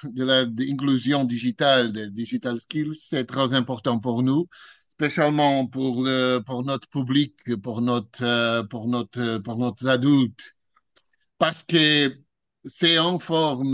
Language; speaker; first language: French; non-native, learner; Portuguese